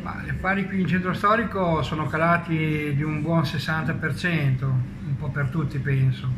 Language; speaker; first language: Italian; native; Italian